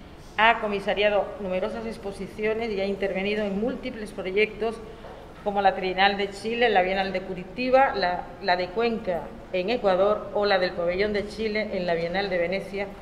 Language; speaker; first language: Spanish; native; Spanish